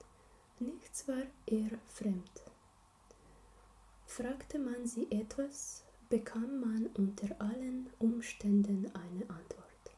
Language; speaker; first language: German; non-native, learner; Slovenian